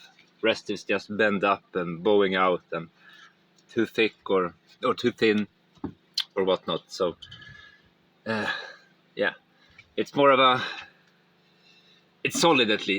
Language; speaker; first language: English; non-native, fluent; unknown